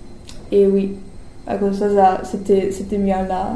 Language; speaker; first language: French; non-native, learner; German